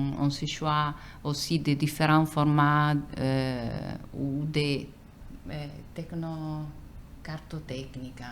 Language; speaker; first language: French; non-native, fluent; Italian